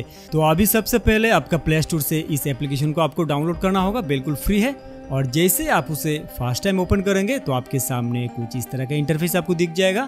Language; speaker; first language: Hindi; non-native, local second language; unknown